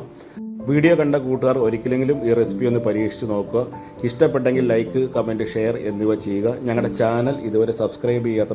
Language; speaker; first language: Malayalam; native; Malayalam